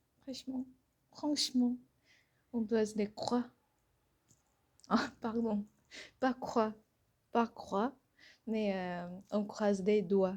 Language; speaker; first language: French; non-native, fluent; Korean